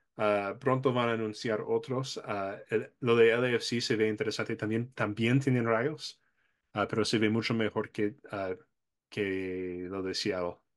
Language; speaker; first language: Spanish; non-native, fluent; English